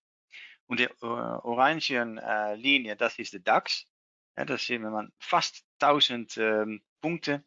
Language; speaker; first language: German; non-native, learner; Dutch